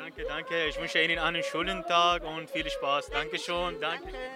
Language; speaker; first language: German; non-native, learner; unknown